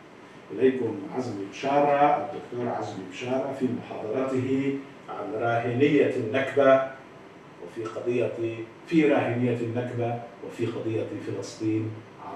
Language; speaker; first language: Arabic; native; Arabic